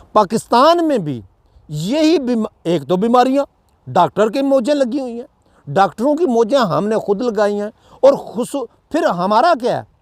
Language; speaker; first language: Urdu; non-native, local second language; Punjabi